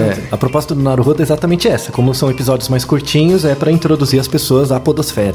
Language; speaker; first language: Portuguese; native; Portuguese